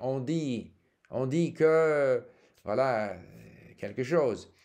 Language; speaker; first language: French; non-native, fluent; English